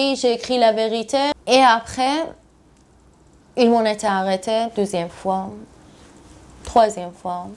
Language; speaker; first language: French; non-native, learner; Persian